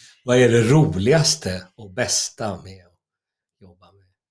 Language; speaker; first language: Swedish; native; Swedish